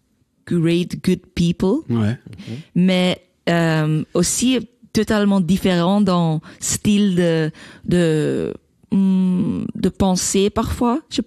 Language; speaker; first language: French; non-native, learner; Dutch